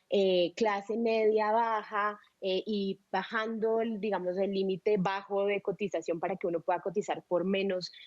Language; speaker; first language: Spanish; native; Spanish